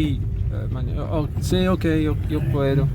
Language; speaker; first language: Spanish; non-native, learner; English